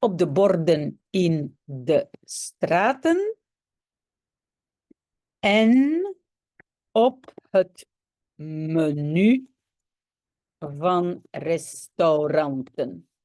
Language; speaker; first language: Dutch; non-native, local second language; French